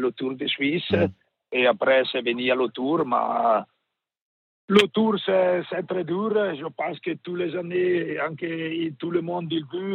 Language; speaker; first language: French; non-native, learner; Italian